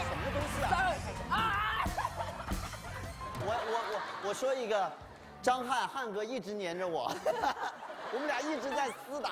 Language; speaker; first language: Chinese; native; Chinese